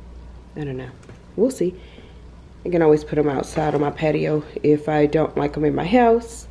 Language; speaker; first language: English; native; English